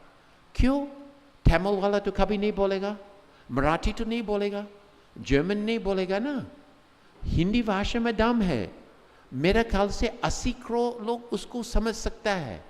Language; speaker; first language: Hindi; non-native, fluent; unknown